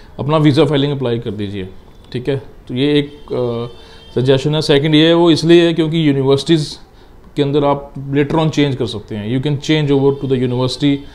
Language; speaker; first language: Hindi; non-native, local second language; Punjabi